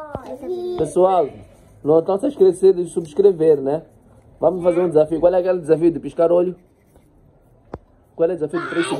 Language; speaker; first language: Portuguese; native; Portuguese